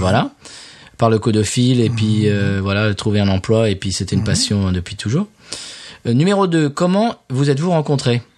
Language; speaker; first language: French; native; French